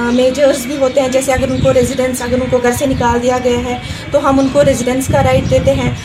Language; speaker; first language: Urdu; non-native, local second language; Kashmiri